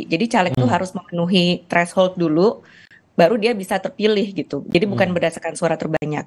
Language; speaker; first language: Indonesian; native; Indonesian